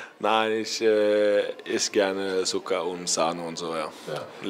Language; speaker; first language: German; non-native, learner; Norwegian